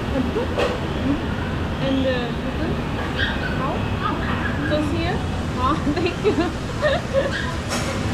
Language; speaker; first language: English; non-native, learner; Korean